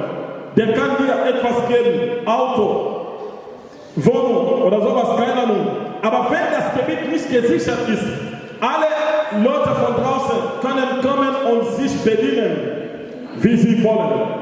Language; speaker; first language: German; non-native, learner; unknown